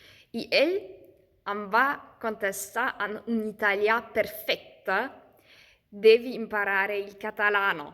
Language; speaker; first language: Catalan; non-native, fluent; German